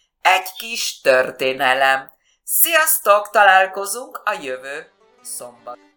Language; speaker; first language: Hungarian; non-native, learner; Spanish